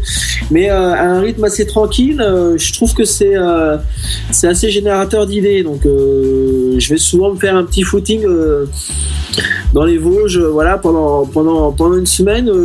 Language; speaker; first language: French; native; French